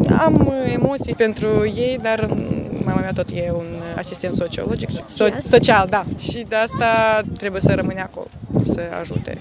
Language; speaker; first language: Romanian; non-native, fluent; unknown